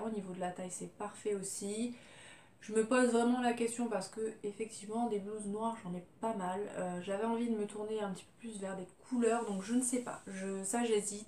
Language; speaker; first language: French; native; French